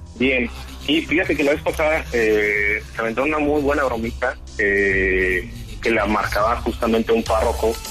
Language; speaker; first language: Spanish; native; Spanish